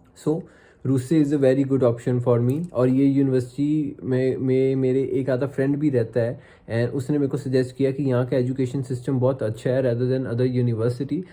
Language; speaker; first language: Hindi; native; Hindi